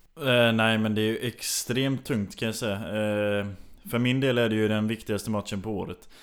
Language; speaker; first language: Swedish; native; Swedish